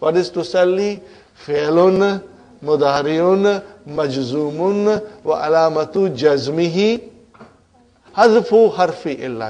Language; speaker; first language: Arabic; non-native, fluent; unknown